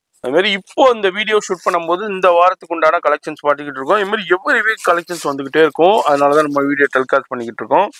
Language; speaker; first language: Tamil; native; Tamil